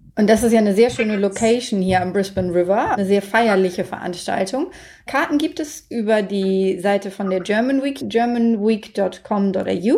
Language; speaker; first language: German; native; German